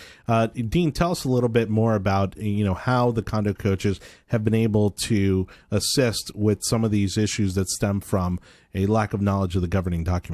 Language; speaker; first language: English; native; English